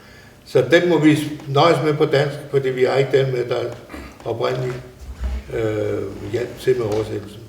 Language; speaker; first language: Danish; native; Danish